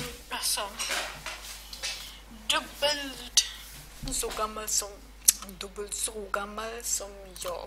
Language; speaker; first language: Swedish; non-native, learner; German